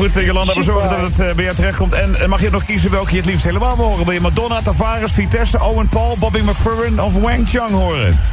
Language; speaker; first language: Dutch; native; Dutch